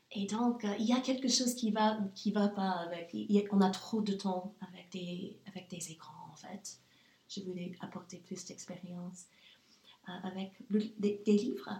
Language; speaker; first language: French; non-native, fluent; English